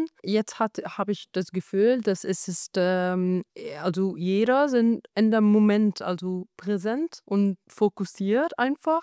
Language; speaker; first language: German; non-native, fluent; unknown